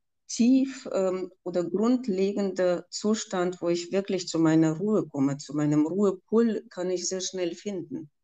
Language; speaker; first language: German; non-native, fluent; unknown